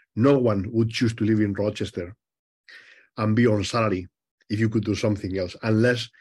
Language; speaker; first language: English; non-native, fluent; Spanish